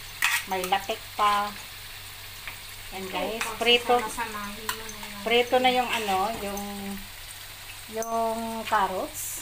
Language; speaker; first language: Filipino; non-native, local second language; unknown